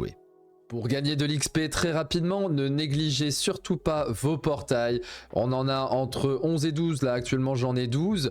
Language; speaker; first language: French; native; French